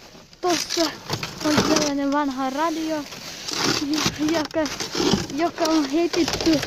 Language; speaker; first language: Finnish; early bilingual, other home language; Russian